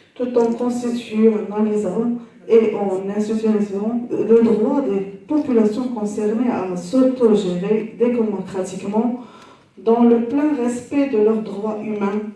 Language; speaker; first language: French; non-native, local second language; Arabic